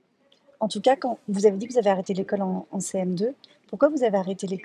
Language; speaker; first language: French; native; French